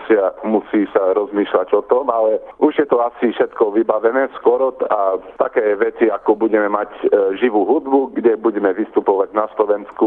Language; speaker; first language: Slovak; early bilingual, heritage; Slovak